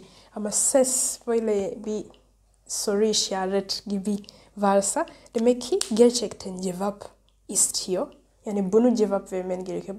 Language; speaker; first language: Turkish; non-native, learner; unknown